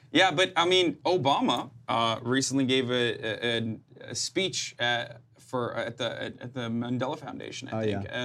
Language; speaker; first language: English; non-native, fluent; Turkish